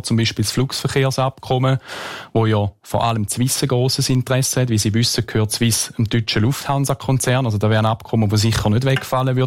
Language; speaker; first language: German; native; German